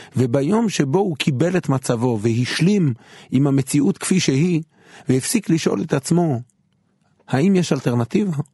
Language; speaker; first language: Hebrew; native; Hebrew